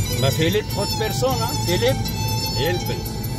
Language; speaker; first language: Dutch; non-native, learner; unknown